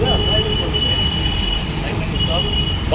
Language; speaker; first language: English; non-native, learner; Hindi